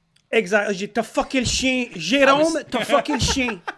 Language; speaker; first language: French; native; French